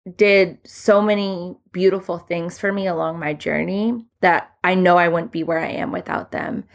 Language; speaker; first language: English; early bilingual, other home language; Hindi